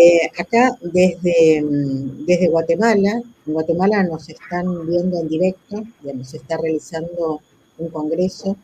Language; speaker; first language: Spanish; native; Spanish